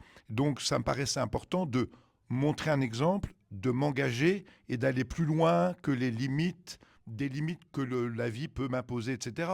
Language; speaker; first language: French; native; French